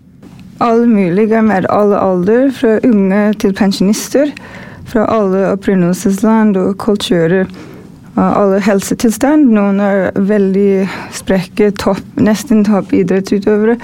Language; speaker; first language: Norwegian; non-native, fluent; English